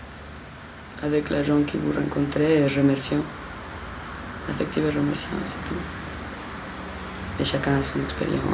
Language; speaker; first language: French; non-native, fluent; Spanish